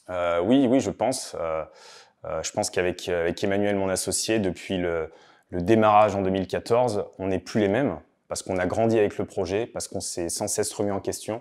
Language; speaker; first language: French; native; French